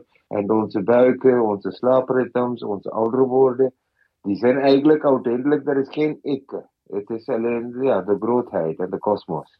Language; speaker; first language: Dutch; non-native, fluent; Malayalam